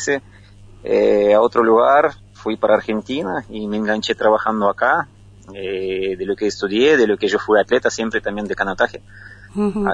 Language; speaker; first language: Spanish; non-native, fluent; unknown